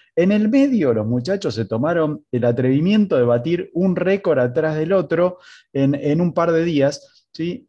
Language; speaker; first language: Spanish; native; Spanish